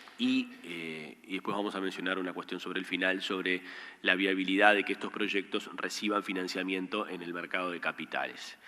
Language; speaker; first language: Spanish; native; Spanish